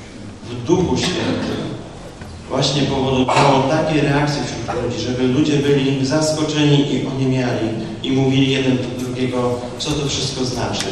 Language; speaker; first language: Polish; native; Polish